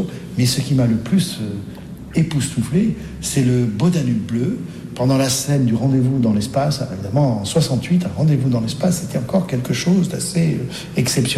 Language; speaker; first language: French; native; French